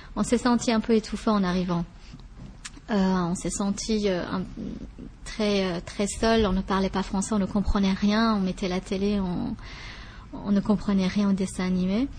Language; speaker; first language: French; early bilingual, other home language; Persian